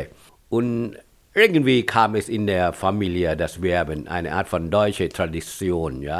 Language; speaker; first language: German; non-native, fluent; Thai